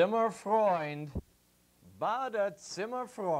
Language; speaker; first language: German; non-native, learner; English